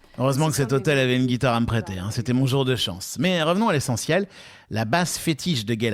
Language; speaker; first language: French; native; French